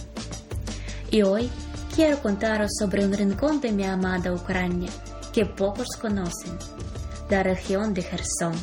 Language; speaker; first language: Spanish; non-native, fluent; Ukrainian